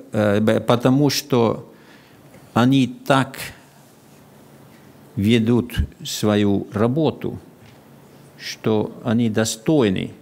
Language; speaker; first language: Russian; non-native, fluent; Finnish